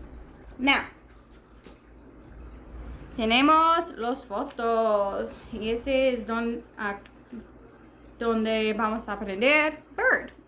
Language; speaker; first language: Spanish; non-native, learner; English